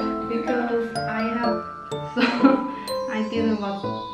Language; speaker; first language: English; non-native, learner; Korean